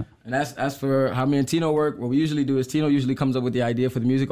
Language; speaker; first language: English; native; English